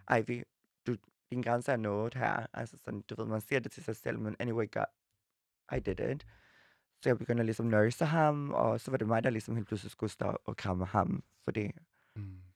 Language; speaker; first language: Danish; early bilingual, other home language; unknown